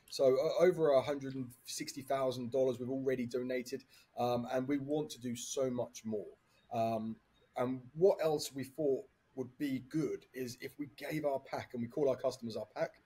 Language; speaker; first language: English; native; English